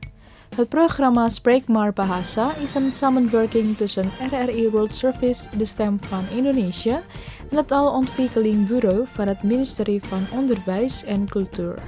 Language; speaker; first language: Dutch; non-native, learner; Indonesian